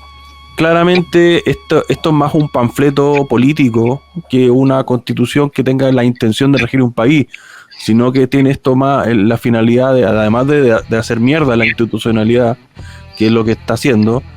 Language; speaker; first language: Spanish; native; Spanish